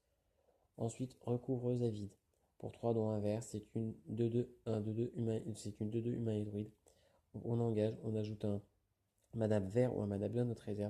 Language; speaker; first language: French; native; French